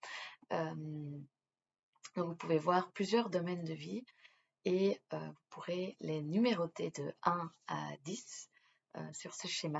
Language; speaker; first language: French; native; French